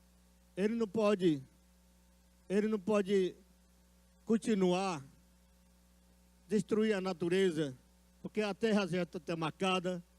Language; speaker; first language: Portuguese; non-native, local second language; Yanomámi